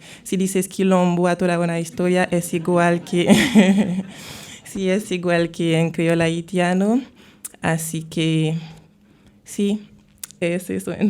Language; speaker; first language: Spanish; non-native, fluent; Haitian Creole